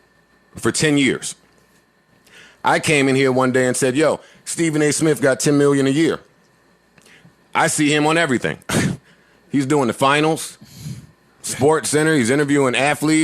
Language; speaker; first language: English; native; English